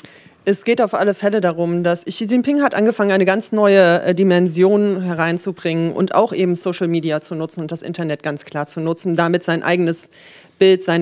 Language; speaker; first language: German; native; German